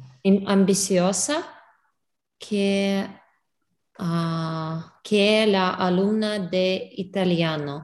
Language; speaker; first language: Spanish; non-native, learner; English